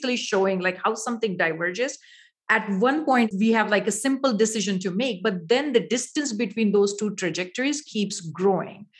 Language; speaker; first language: English; non-native, local second language; Marathi